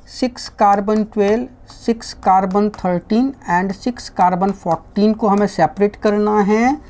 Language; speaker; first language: Hindi; non-native, local second language; Gujarati